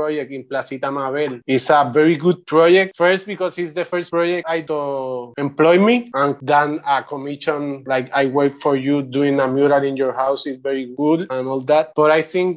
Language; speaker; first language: English; non-native, learner; Spanish